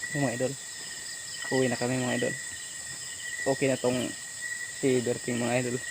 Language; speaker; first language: Filipino; non-native, local second language; Cebuano